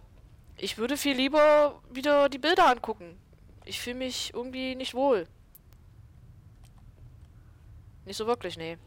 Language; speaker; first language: German; native; German